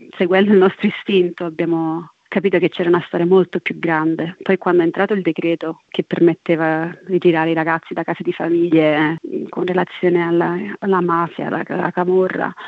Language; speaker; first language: Italian; native; Italian